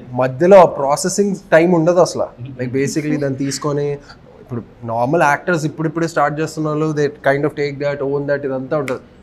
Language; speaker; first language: Telugu; native; Telugu